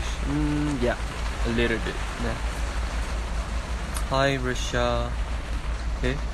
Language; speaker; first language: English; non-native, fluent; Korean